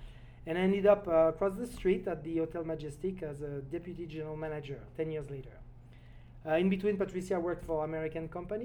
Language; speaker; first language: English; non-native, fluent; French